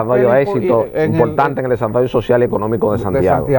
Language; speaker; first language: Spanish; native; Spanish